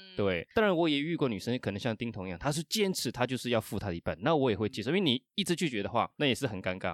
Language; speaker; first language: Chinese; non-native, fluent; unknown